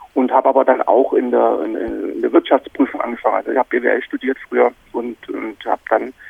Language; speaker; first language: German; native; German